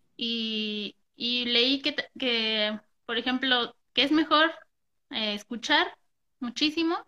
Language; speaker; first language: Spanish; native; Spanish